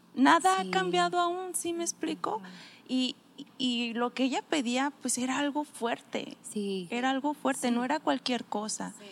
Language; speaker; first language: Spanish; native; Spanish